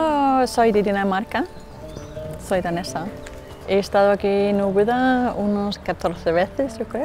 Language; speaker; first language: Spanish; non-native, fluent; Danish